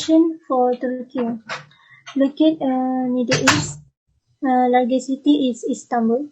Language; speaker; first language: English; non-native, learner; Malay